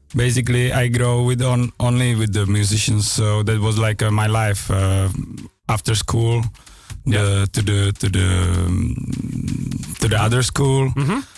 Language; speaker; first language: English; non-native, fluent; Czech